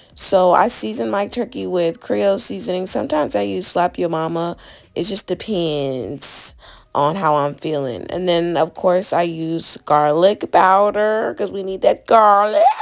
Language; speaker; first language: English; native; English